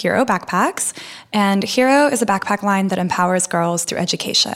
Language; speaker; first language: English; early bilingual, other home language; Russian